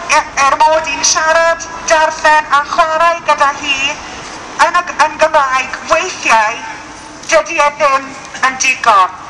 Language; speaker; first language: Welsh; non-native, local second language; English